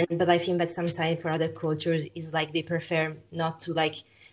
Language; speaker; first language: English; non-native, fluent; Italian